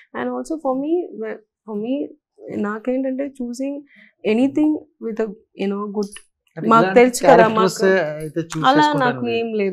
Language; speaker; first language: Telugu; non-native, learner; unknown